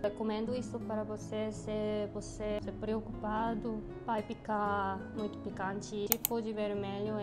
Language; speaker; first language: Portuguese; non-native, learner; Korean